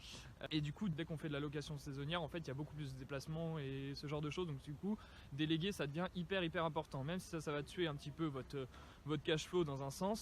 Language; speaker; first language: French; native; French